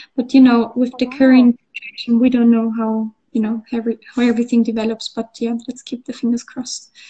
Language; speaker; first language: English; non-native, fluent; German